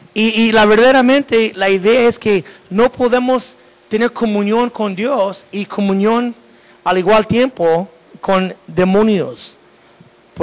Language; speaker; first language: Spanish; non-native, fluent; English